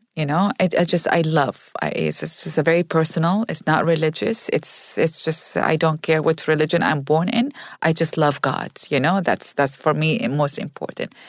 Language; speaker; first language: English; non-native, fluent; Arabic